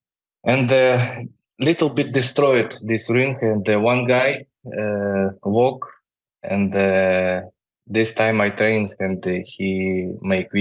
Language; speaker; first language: English; non-native, learner; Ukrainian